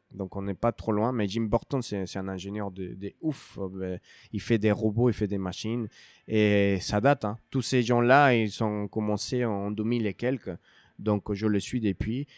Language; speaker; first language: French; non-native, fluent; Spanish